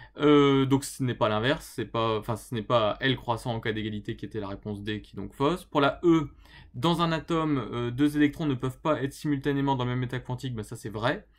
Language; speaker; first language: French; native; French